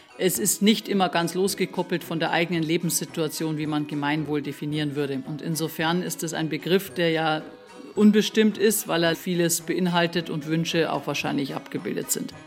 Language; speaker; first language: German; native; German